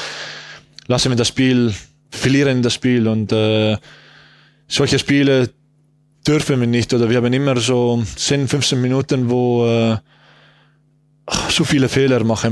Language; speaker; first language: German; non-native, learner; Estonian